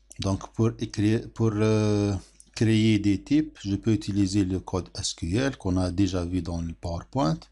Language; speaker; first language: French; non-native, local second language; Arabic